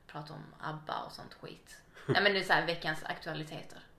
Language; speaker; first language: Swedish; native; Swedish